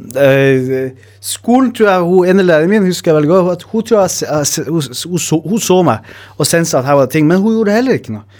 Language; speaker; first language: Norwegian; native; Norwegian